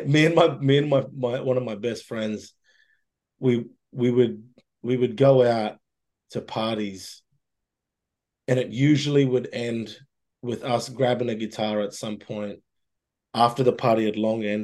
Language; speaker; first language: English; native; English